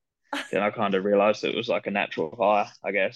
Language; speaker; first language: English; native; English